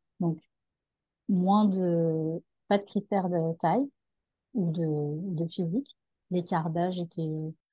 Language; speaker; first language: French; native; French